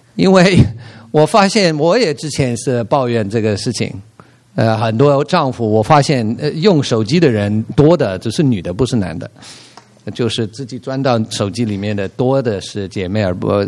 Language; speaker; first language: Chinese; non-native, fluent; English